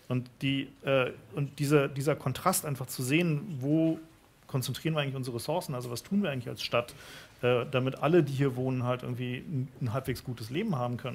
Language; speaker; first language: German; native; German